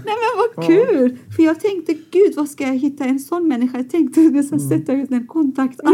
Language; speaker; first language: Swedish; non-native, fluent; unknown